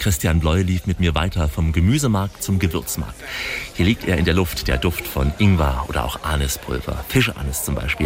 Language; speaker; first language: German; native; German